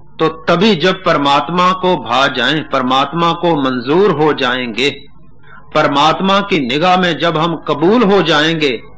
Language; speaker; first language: Hindi; non-native, local second language; Punjabi